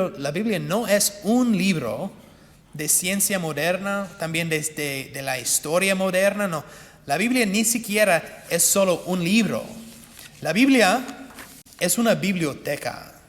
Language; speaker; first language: Spanish; non-native, fluent; English